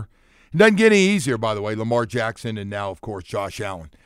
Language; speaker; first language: English; native; English